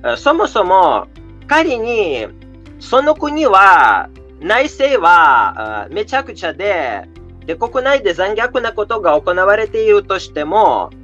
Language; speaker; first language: Japanese; non-native, fluent; Russian